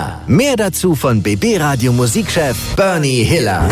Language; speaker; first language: German; native; German